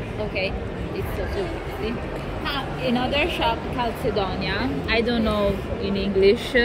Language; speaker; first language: English; non-native, learner; Italian